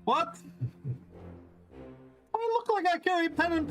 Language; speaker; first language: English; native; English